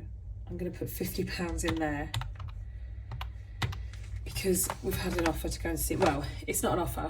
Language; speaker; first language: English; native; English